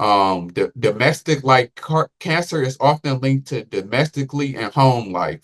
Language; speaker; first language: English; native; English